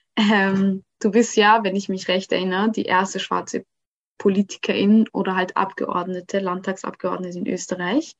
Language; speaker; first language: German; early bilingual, other home language; Somali